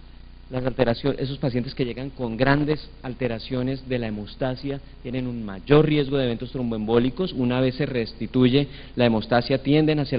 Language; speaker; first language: Spanish; native; Spanish